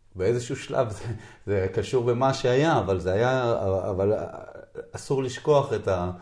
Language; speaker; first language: Hebrew; native; Hebrew